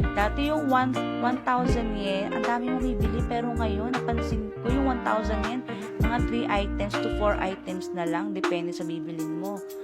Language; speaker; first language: Filipino; native; Filipino